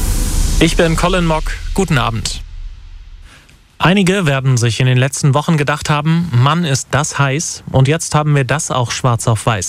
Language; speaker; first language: German; native; German